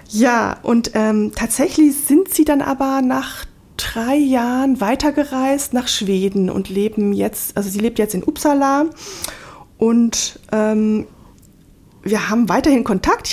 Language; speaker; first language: German; native; German